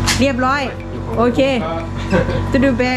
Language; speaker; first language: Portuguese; non-native, learner; Thai